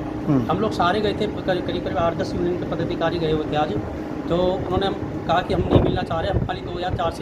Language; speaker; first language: Hindi; native; Hindi